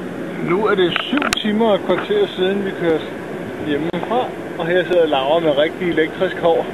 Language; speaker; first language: Danish; native; Danish